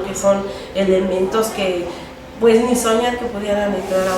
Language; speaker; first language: Spanish; native; Spanish